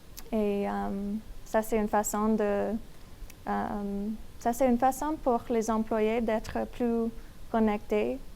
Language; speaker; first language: French; non-native, learner; English